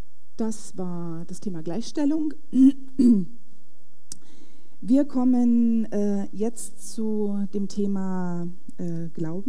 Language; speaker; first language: German; native; German